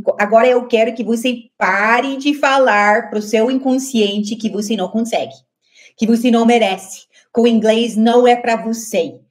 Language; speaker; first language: Portuguese; native; Portuguese